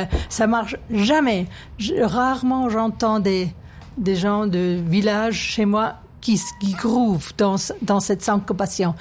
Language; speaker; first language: French; non-native, fluent; German